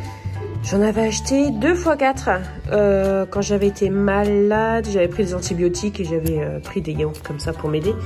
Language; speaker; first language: French; native; French